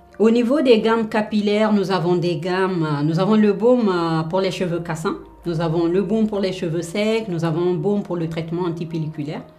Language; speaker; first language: French; non-native, local second language; Fula